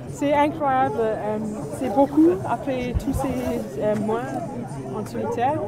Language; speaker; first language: French; non-native, fluent; Afrikaans